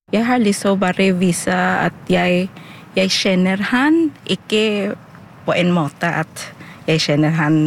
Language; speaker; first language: Norwegian; non-native, local second language; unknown